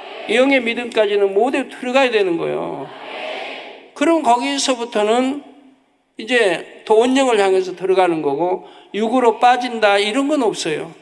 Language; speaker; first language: Korean; native; Korean